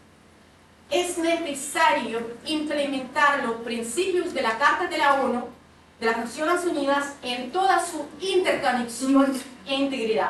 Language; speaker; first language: Spanish; non-native, fluent; Russian